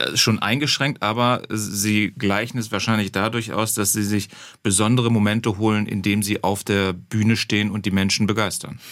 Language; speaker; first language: German; native; German